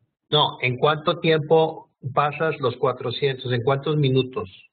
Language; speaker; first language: Spanish; native; Spanish